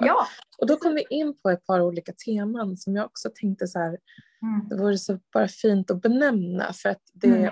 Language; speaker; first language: Swedish; native; Swedish